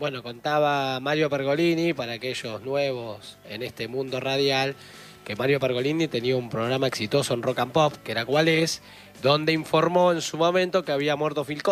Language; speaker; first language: Spanish; native; Spanish